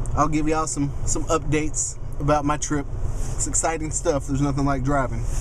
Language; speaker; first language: English; native; English